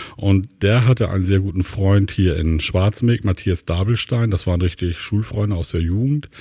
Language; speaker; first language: German; native; German